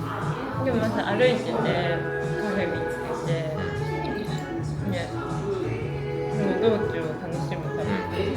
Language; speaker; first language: Japanese; native; Japanese